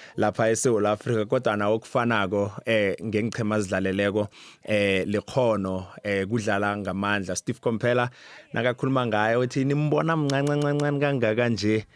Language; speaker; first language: Zulu; non-native, local second language; South Ndebele